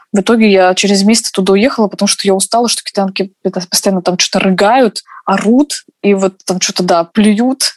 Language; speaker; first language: Russian; native; Russian